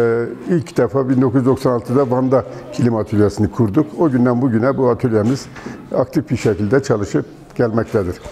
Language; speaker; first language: Turkish; native; Turkish